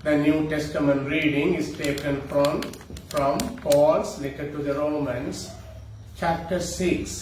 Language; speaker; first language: English; non-native, local second language; Tamil